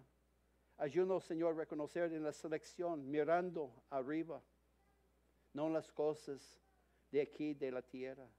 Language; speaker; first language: Spanish; non-native, fluent; English